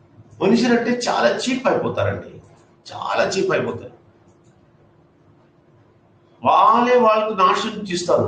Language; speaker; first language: Telugu; non-native, fluent; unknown